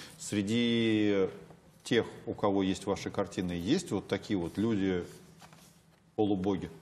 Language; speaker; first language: Russian; native; Russian